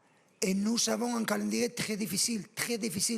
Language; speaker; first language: French; non-native, fluent; Spanish